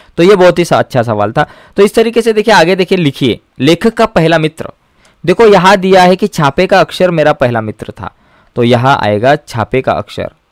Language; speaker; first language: Hindi; non-native, local second language; Marathi